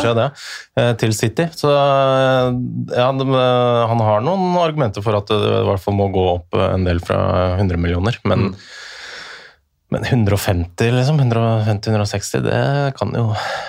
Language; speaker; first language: Norwegian; native; Norwegian